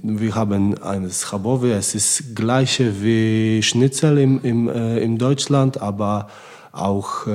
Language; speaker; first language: German; non-native, learner; Polish